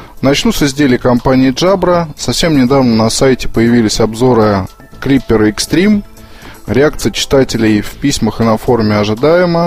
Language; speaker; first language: Russian; native; Russian